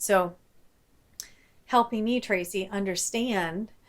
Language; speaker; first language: English; native; English